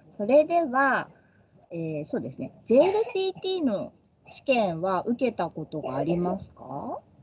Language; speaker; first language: Japanese; native; Japanese